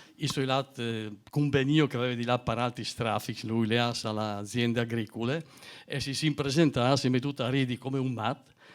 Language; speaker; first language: Italian; non-native, local second language; Friulian